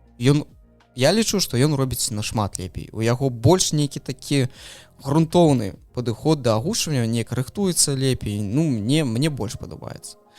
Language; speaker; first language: Belarusian; non-native, local second language; Russian